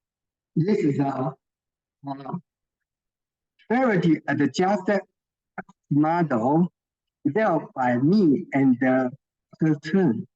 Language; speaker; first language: English; non-native, fluent; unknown